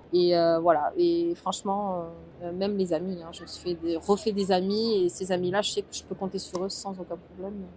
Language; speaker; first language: French; early bilingual, other home language; Portuguese